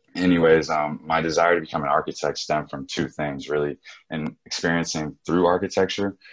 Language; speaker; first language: English; native; English